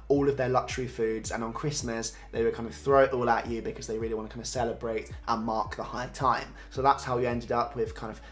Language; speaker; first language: English; native; English